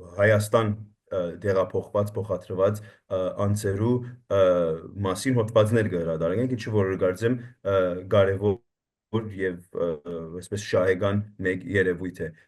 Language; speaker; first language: Armenian; early bilingual, heritage; Armenian